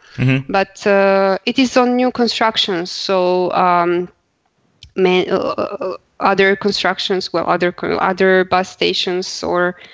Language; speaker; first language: English; non-native, fluent; Croatian